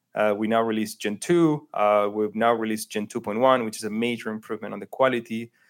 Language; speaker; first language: English; non-native, fluent; Spanish